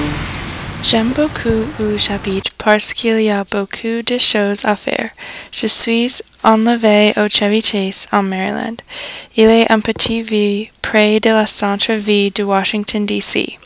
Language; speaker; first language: French; non-native, learner; English